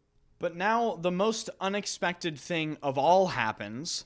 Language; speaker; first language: English; native; English